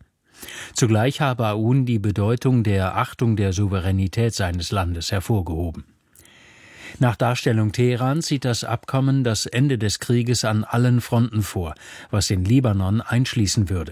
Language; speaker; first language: German; native; German